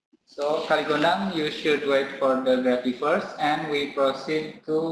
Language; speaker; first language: English; non-native, learner; Indonesian